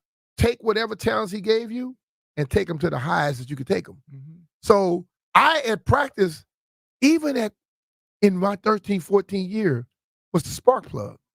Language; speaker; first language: English; native; English